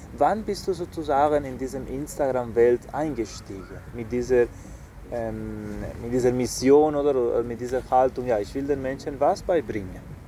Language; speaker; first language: German; non-native, fluent; Spanish